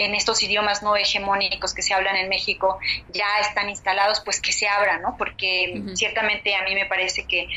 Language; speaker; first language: Spanish; native; Spanish